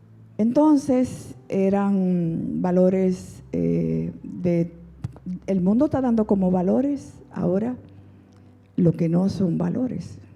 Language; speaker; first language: Spanish; native; Spanish